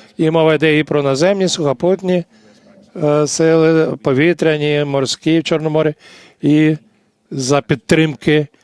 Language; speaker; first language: Ukrainian; non-native, fluent; English